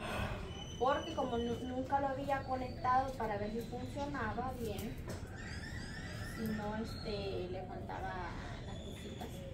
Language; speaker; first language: Spanish; native; Spanish